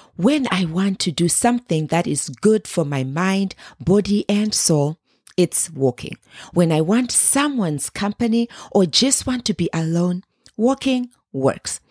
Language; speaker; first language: English; non-native, local second language; Shona